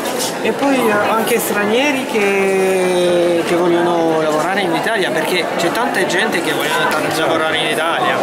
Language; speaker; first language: Italian; non-native, fluent; French